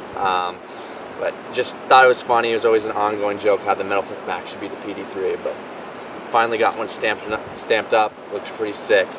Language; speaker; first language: English; native; English